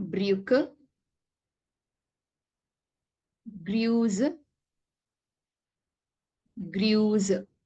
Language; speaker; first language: German; non-native, fluent; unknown